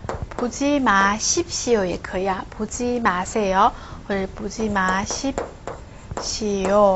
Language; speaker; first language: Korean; non-native, fluent; Chinese